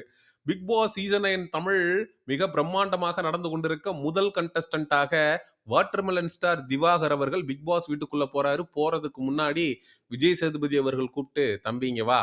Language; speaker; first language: Tamil; native; Tamil